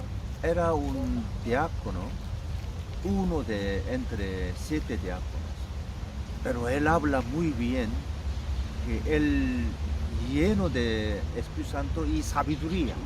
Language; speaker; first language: Spanish; non-native, learner; Korean